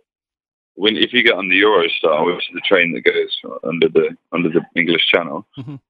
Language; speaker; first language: English; native; English